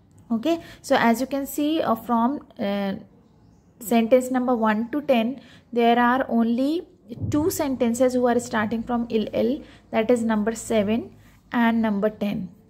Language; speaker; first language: English; non-native, local second language; Hindi